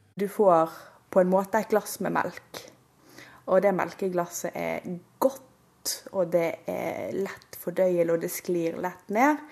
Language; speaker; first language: Norwegian; native; Norwegian